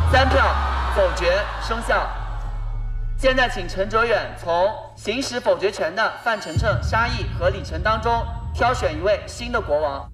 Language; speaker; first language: Chinese; native; Chinese